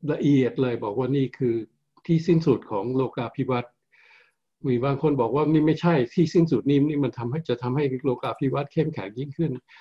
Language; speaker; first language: Thai; early bilingual, heritage; Thai